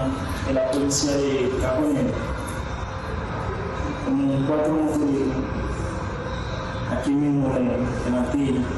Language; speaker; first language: Spanish; non-native, learner; Haitian Creole